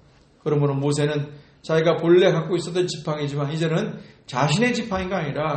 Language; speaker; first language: Korean; native; Korean